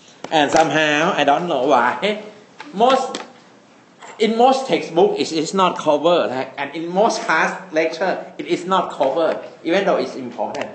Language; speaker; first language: English; non-native, fluent; Thai